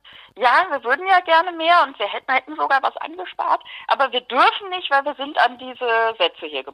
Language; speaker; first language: German; native; German